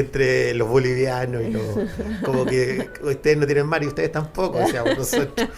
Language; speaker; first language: Spanish; native; Spanish